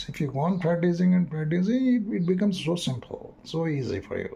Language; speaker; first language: English; non-native, local second language; Telugu